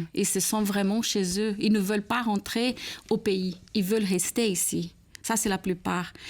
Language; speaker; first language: French; non-native, fluent; Portuguese